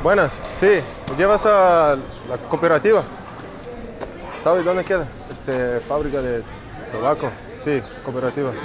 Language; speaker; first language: Spanish; non-native, learner; English